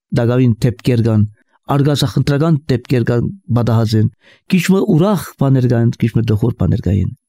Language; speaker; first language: Armenian; early bilingual, heritage; Armenian